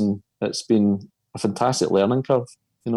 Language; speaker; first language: English; native; English